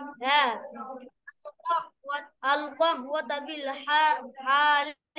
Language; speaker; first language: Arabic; non-native, learner; Bangla